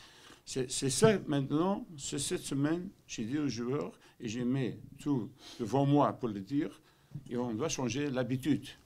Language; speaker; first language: French; non-native, learner; Dutch